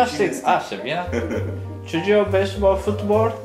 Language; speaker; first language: French; non-native, fluent; Japanese